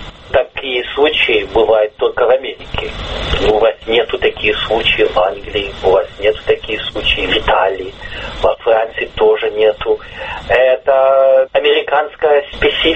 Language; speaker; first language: Russian; early bilingual, heritage; English